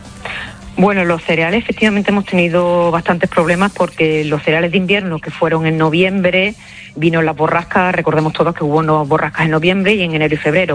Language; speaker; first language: Spanish; native; Spanish